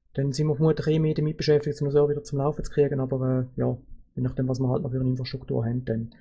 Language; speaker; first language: German; native; German